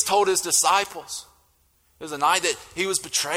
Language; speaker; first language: English; native; English